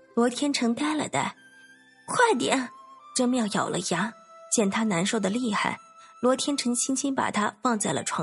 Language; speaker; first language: Chinese; native; Chinese